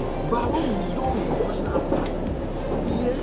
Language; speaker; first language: German; non-native, learner; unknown